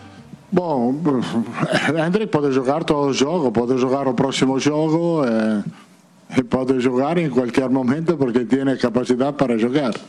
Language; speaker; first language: Portuguese; non-native, fluent; Italian